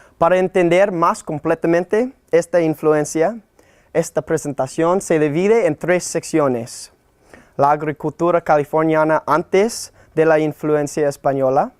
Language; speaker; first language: Spanish; non-native, learner; English